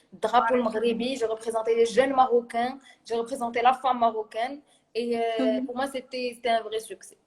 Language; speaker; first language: French; non-native, local second language; Arabic